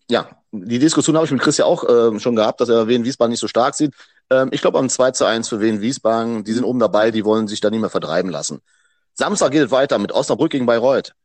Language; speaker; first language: German; native; German